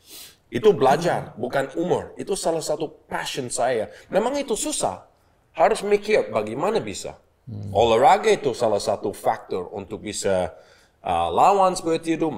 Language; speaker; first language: Indonesian; non-native, learner; English